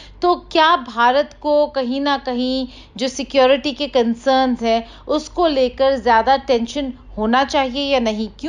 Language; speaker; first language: Urdu; native; Urdu